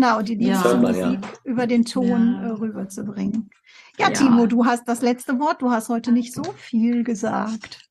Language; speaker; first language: German; native; German